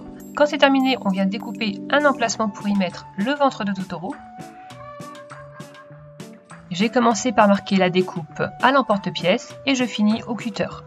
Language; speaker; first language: French; native; French